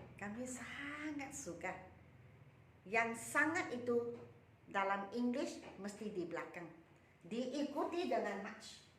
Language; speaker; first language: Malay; non-native, local second language; Chinese